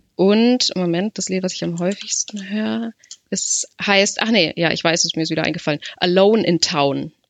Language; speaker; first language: German; native; German